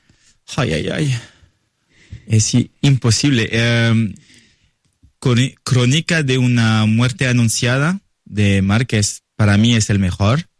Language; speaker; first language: Spanish; non-native, learner; French